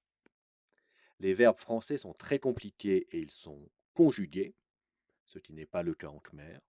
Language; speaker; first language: French; native; French